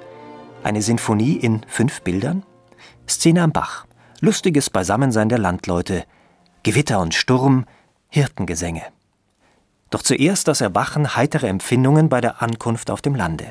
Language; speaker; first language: German; native; German